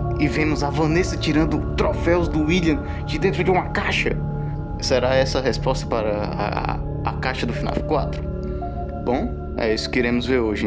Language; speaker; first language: Portuguese; native; Portuguese